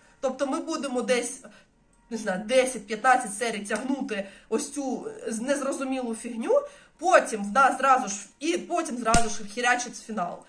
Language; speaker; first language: Ukrainian; non-native, local second language; Russian